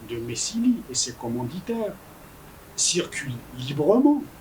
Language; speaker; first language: French; non-native, local second language; Kabyle